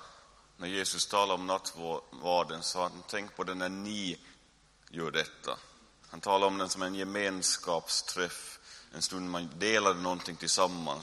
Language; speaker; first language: Swedish; native; Swedish